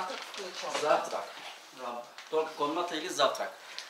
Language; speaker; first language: Russian; non-native, learner; Turkish